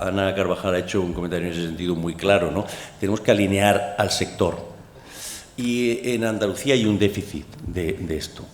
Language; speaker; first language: Spanish; native; Spanish